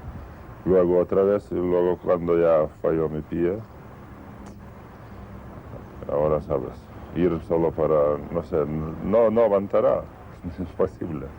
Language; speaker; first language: Spanish; non-native, learner; Lithuanian